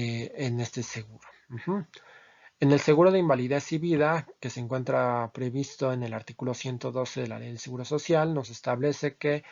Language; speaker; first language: Spanish; native; Spanish